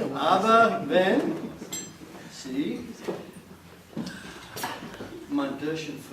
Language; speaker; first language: German; non-native, learner; English